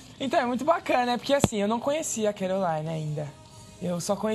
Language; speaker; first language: Portuguese; native; Portuguese